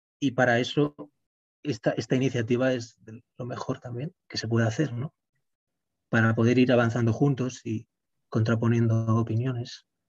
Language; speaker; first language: Spanish; native; Spanish